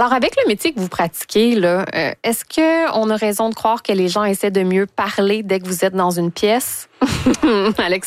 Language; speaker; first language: French; native; French